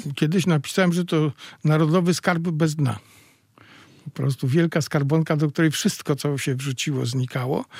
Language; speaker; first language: Polish; native; Polish